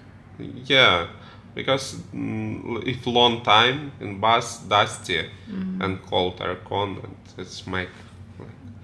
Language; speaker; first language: English; non-native, learner; Russian